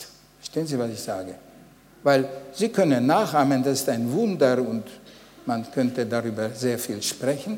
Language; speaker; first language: German; non-native, fluent; Hungarian